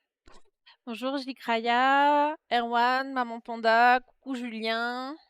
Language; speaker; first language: French; native; French